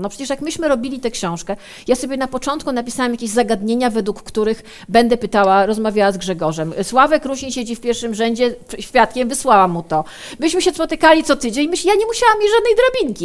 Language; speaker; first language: Polish; native; Polish